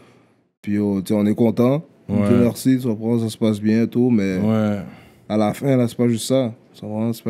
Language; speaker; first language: French; native; French